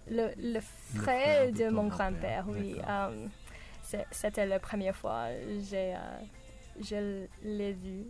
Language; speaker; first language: French; non-native, learner; English